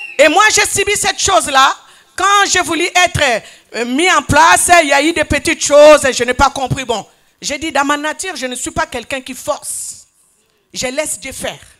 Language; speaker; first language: French; non-native, local second language; Lingala